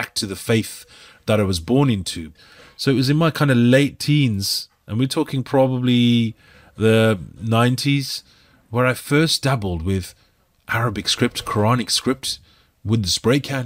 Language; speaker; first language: English; native; English